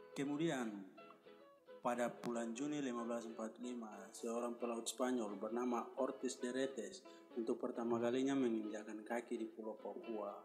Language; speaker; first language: Indonesian; native; Indonesian